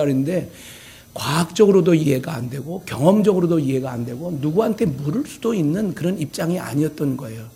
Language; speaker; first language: Korean; native; Korean